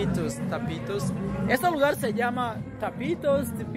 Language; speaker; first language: Spanish; non-native, learner; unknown